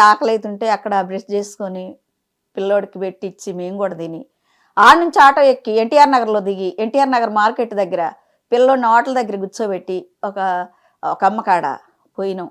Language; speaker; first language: Telugu; native; Telugu